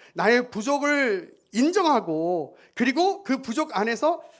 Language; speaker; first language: Korean; native; Korean